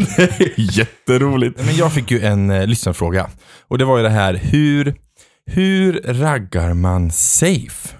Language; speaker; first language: Swedish; native; Swedish